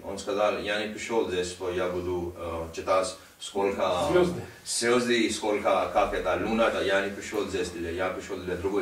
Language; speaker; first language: Russian; non-native, learner; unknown